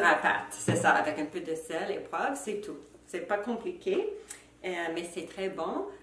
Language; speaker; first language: French; non-native, fluent; English